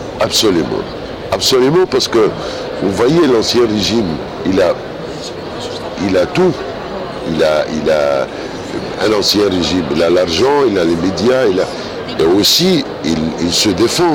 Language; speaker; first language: French; non-native, fluent; Arabic